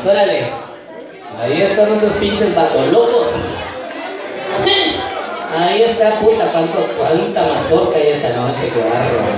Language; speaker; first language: Spanish; native; Spanish